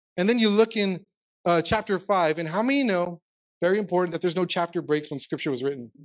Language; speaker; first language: English; native; English